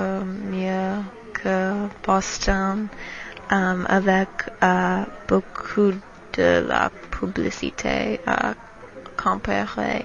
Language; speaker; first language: French; non-native, learner; English